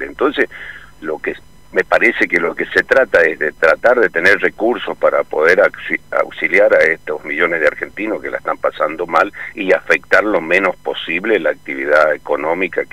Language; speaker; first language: Spanish; native; Spanish